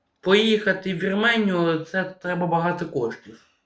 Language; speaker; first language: Ukrainian; non-native, local second language; Russian